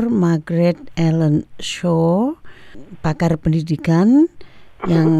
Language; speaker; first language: Indonesian; native; Indonesian